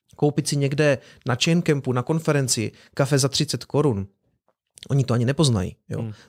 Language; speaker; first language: Czech; native; Czech